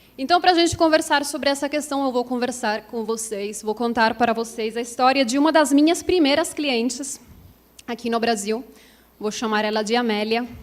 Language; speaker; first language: Portuguese; non-native, fluent; Italian